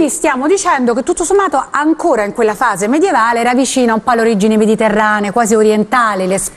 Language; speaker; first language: Italian; native; Italian